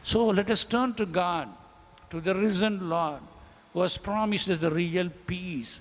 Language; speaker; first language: English; non-native, local second language; Tamil